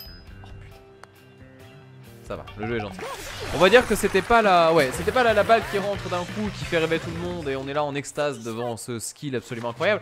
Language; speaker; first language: French; native; French